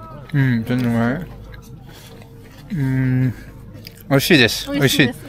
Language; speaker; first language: Japanese; non-native, learner; French